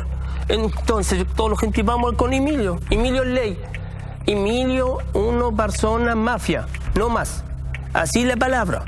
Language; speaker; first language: Spanish; non-native, learner; Arabic